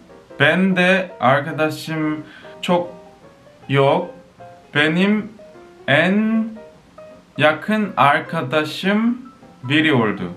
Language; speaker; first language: Turkish; non-native, fluent; Korean